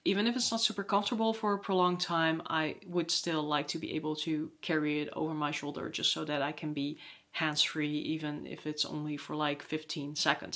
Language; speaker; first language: English; non-native, fluent; Dutch